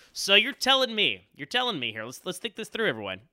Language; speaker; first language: English; native; English